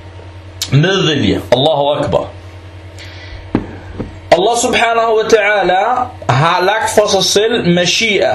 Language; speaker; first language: Danish; early bilingual, other home language; Arabic